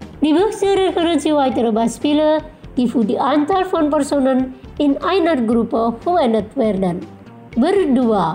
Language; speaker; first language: German; non-native, fluent; Indonesian